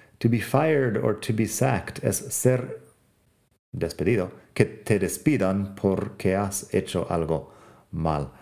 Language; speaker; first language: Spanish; non-native, fluent; English